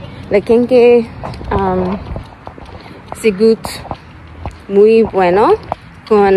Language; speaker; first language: Spanish; non-native, learner; English